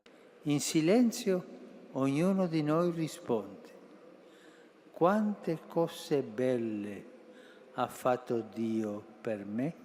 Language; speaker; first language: Italian; non-native, fluent; Spanish